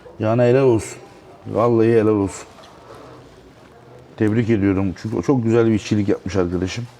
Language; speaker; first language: Turkish; native; Turkish